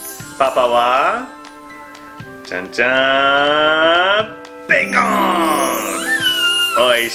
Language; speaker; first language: Japanese; early bilingual, heritage; English